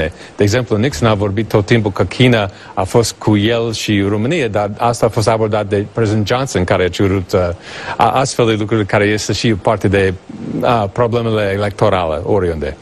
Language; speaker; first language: Romanian; non-native, learner; English